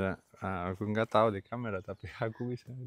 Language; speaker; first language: Indonesian; non-native, learner; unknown